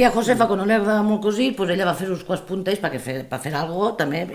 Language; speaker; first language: Catalan; native; Catalan